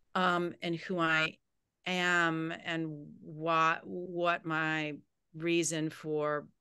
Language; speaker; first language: English; native; English